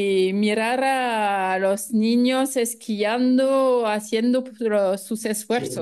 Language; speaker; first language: Spanish; non-native, fluent; French